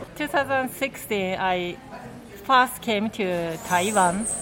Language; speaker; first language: English; non-native, learner; Japanese